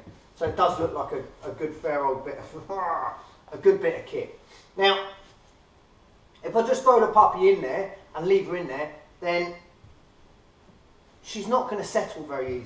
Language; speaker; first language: English; native; English